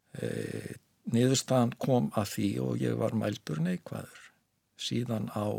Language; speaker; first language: Icelandic; native; Icelandic